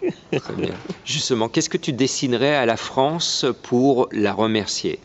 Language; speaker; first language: French; native; French